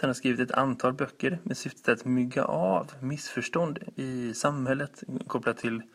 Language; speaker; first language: Swedish; native; Swedish